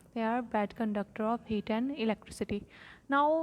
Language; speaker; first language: English; non-native, local second language; Punjabi